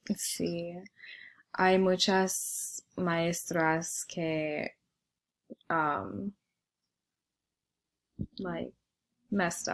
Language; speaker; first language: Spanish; non-native, learner; English